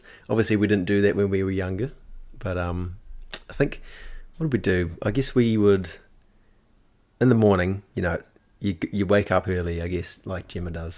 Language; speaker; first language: English; native; English